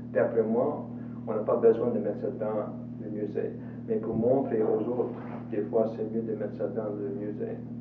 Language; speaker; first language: French; non-native, fluent; English